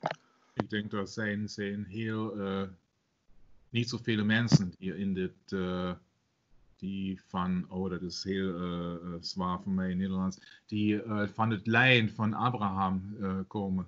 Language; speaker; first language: Dutch; non-native, learner; German